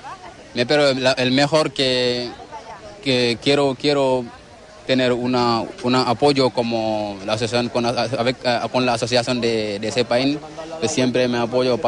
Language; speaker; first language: Spanish; non-native, learner; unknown